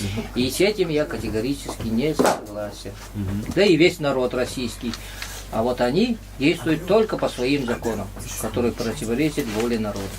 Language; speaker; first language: Russian; native; Russian